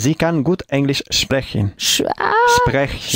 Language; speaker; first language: German; non-native, learner; Spanish